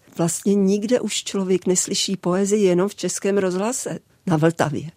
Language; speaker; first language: Czech; native; Czech